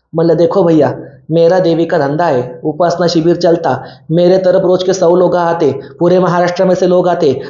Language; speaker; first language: Hindi; non-native, local second language; Marathi